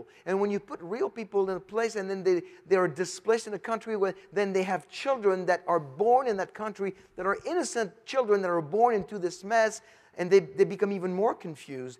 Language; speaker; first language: English; non-native, fluent; French